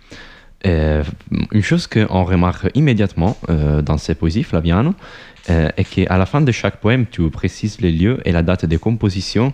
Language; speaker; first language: French; non-native, fluent; Italian